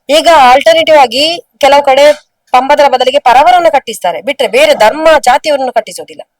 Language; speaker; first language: Kannada; non-native, local second language; Tulu